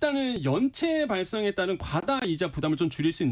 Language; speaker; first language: Korean; native; Korean